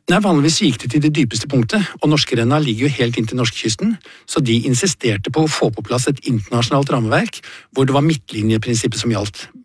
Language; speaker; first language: Norwegian; native; Norwegian